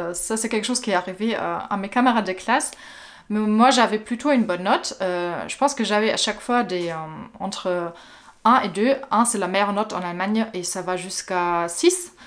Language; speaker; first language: French; non-native, fluent; German